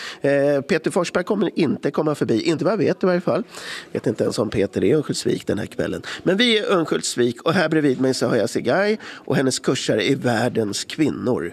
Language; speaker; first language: Swedish; native; Swedish